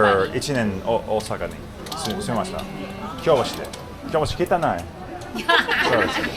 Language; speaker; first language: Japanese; non-native, learner; English